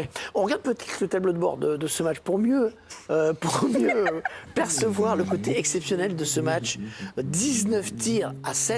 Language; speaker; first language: French; native; French